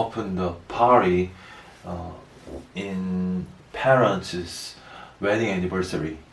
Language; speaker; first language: English; non-native, learner; Korean